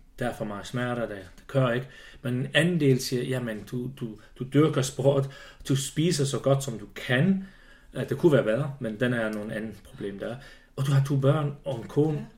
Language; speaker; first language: Danish; non-native, fluent; Swiss German